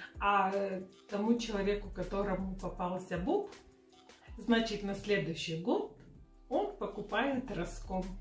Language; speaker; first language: Russian; native; Russian